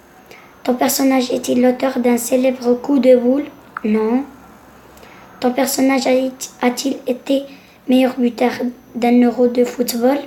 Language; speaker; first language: French; non-native, local second language; Arabic